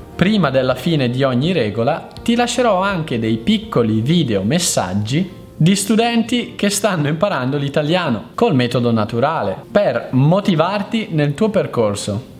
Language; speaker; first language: Italian; native; Italian